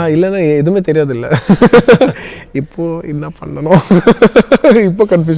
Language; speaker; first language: Tamil; non-native, local second language; Telugu